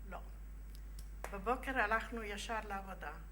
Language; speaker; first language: Hebrew; non-native, fluent; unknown